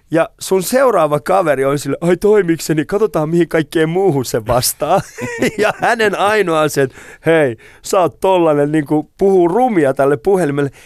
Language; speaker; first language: Finnish; early bilingual, other home language; Persian